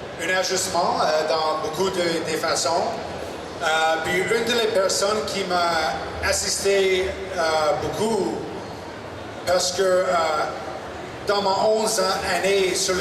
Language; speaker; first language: French; non-native, local second language; English